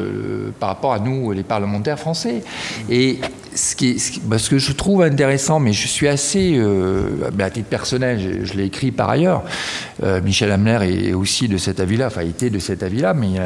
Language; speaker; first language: French; native; French